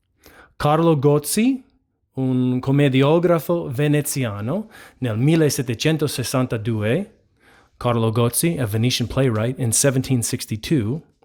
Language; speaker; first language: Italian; non-native, fluent; English